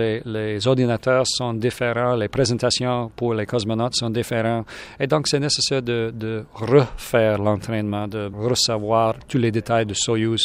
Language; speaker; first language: French; non-native, local second language; English